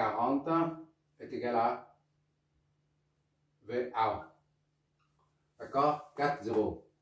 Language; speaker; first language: French; non-native, local second language; Arabic